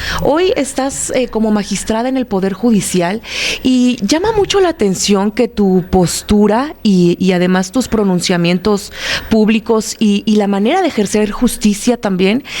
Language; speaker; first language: Spanish; native; Spanish